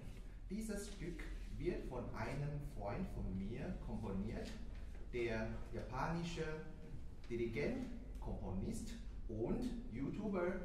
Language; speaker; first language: German; non-native, fluent; Chinese